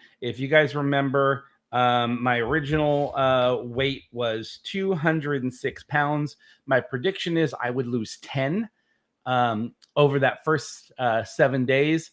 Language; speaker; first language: English; native; English